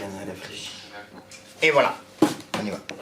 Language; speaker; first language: French; non-native, learner; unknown